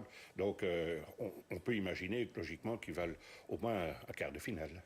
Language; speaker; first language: French; native; French